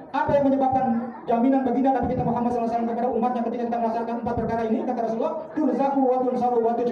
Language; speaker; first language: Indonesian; native; Indonesian